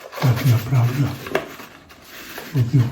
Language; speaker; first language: Polish; non-native, learner; Portuguese